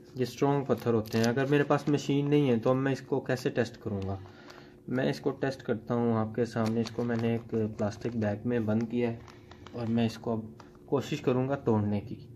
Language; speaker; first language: Urdu; native; Urdu